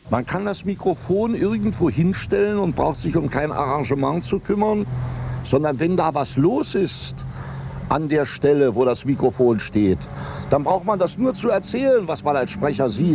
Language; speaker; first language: German; native; German